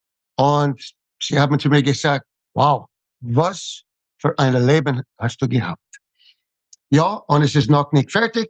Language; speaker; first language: German; non-native, fluent; English